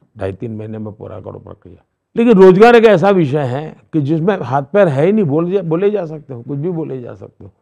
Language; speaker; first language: Hindi; non-native, local second language; Gujarati